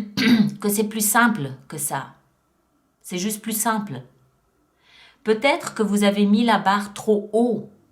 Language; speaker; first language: French; native; French